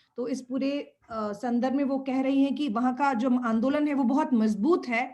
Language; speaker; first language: Hindi; non-native, local second language; Bangla